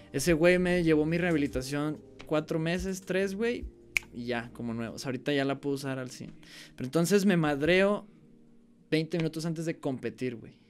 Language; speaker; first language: Spanish; native; Spanish